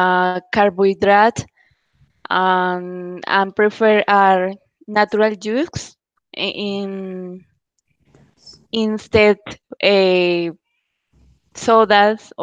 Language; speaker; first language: English; non-native, learner; Spanish